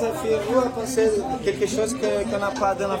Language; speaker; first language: French; non-native, learner; Portuguese